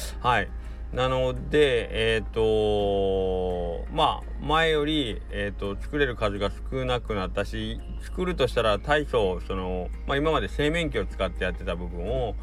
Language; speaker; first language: Japanese; native; Japanese